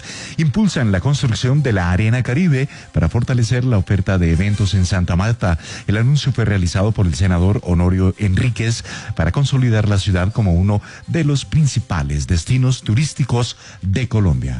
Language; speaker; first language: Spanish; native; Spanish